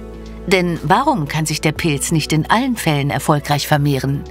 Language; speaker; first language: German; native; German